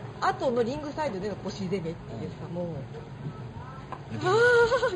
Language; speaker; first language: Japanese; native; Japanese